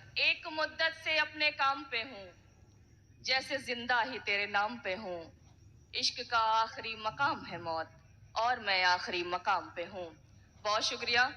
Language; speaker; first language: Urdu; native; Urdu